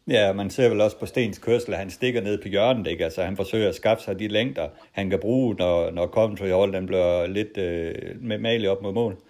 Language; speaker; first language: Danish; native; Danish